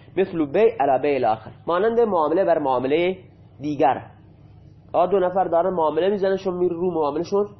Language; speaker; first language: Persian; non-native, local second language; Baluchi